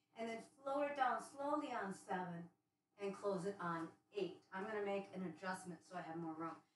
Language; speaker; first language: English; native; English